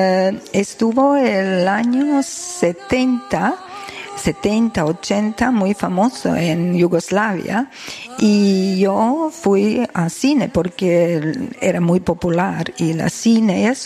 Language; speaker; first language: Spanish; non-native, learner; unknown